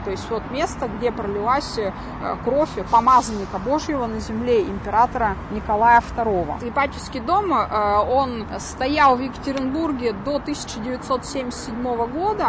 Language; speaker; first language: Russian; native; Russian